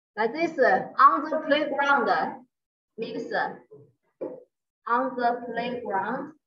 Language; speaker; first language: English; non-native, learner; Chinese